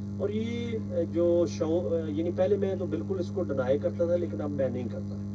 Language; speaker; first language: Urdu; non-native, local second language; Punjabi